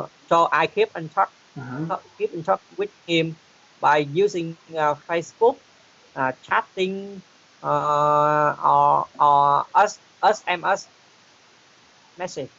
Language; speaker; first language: English; non-native, learner; Vietnamese